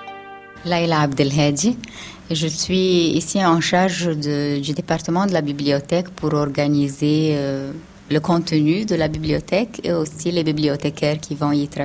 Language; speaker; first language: French; non-native, fluent; Arabic